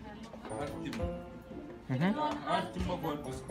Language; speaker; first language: Swedish; non-native, learner; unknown